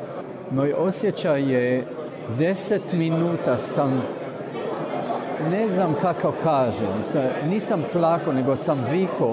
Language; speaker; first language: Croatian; early bilingual, heritage; Croatian